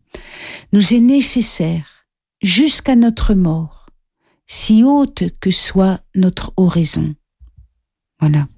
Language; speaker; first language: French; native; French